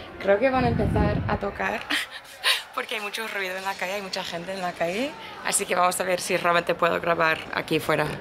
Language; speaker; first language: Spanish; non-native, fluent; English